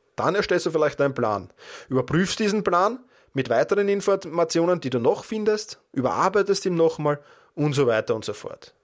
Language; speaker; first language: German; native; German